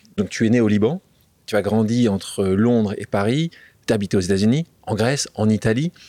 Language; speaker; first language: French; native; French